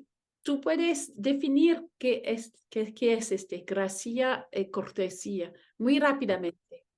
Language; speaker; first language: Spanish; non-native, learner; French